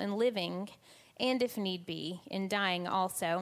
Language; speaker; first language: English; native; English